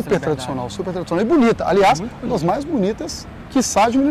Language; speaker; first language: Portuguese; native; Portuguese